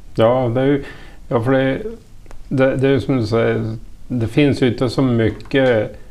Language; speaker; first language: Swedish; non-native, fluent; Latvian